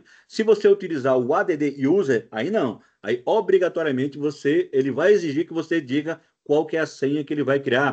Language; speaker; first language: Portuguese; native; Portuguese